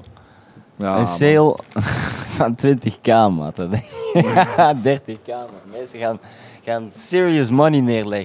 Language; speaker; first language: Dutch; native; Dutch